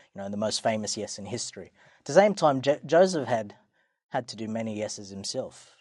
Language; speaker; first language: English; native; English